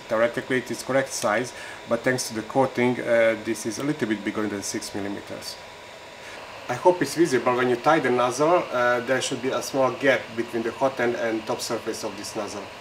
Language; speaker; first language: English; non-native, fluent; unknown